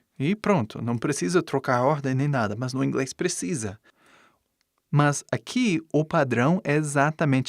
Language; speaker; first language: Portuguese; non-native, fluent; English